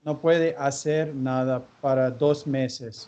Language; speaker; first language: Spanish; non-native, learner; English